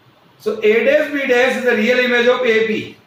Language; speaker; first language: English; non-native, local second language; Hindi